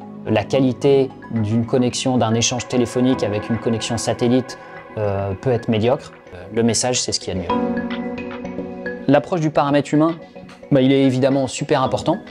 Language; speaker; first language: French; native; French